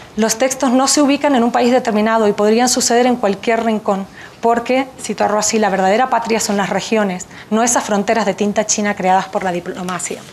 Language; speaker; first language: Spanish; native; Spanish